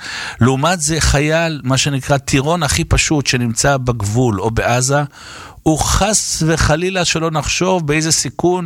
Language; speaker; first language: Hebrew; native; Hebrew